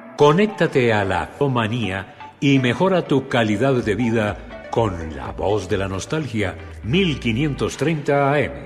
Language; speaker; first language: Spanish; native; Spanish